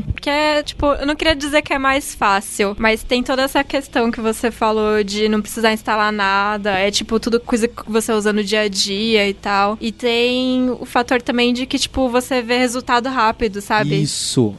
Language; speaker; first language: Portuguese; native; Portuguese